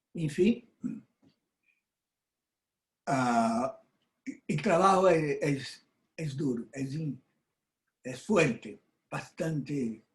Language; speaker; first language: Spanish; non-native, fluent; Portuguese